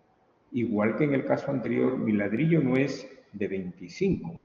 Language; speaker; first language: Spanish; native; Spanish